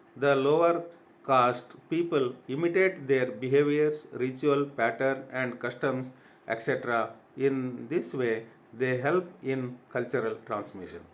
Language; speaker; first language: English; non-native, local second language; Kannada